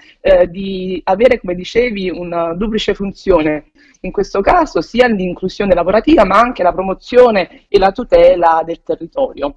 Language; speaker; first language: Italian; native; Italian